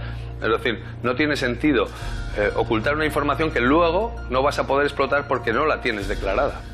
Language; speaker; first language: Spanish; native; Spanish